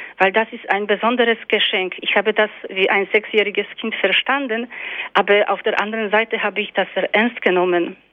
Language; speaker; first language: German; non-native, fluent; Polish